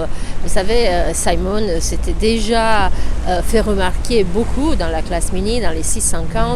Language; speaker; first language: French; native; French